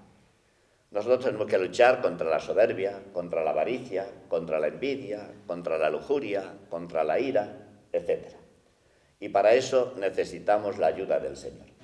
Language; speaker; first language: Spanish; native; Spanish